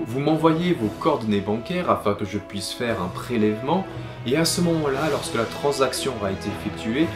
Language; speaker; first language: French; native; French